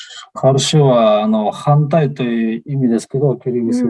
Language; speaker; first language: Japanese; non-native, fluent; Kyrgyz